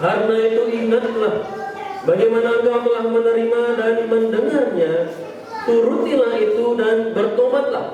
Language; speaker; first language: Indonesian; native; Indonesian